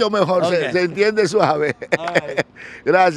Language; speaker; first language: Spanish; native; Spanish